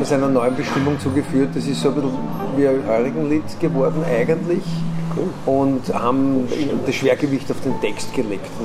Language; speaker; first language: German; native; German